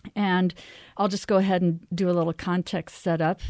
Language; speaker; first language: English; native; English